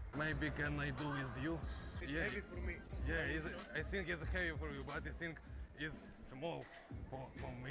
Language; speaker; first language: English; non-native, learner; Russian